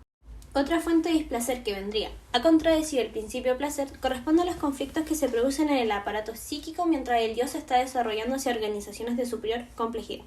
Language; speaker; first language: Spanish; native; Spanish